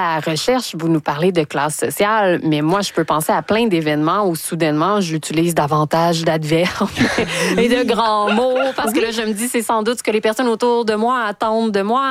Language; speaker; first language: French; native; French